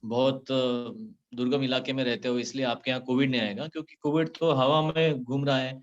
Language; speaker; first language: Hindi; non-native, local second language; Marathi